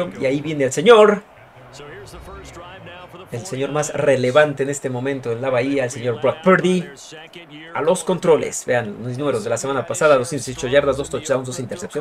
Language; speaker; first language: Spanish; native; Spanish